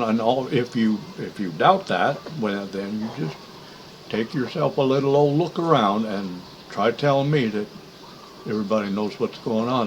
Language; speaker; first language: English; native; English